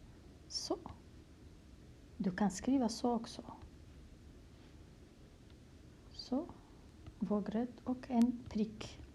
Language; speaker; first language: Swedish; non-native, fluent; Kurdish